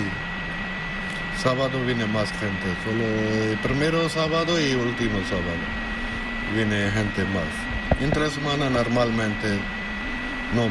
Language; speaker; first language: Spanish; non-native, learner; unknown